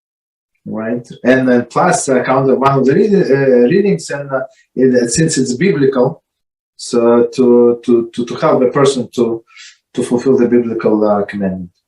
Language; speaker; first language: English; non-native, fluent; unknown